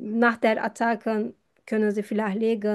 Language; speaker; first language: German; non-native, fluent; Turkish